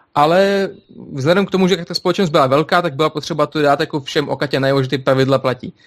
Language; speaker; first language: Czech; non-native, fluent; Russian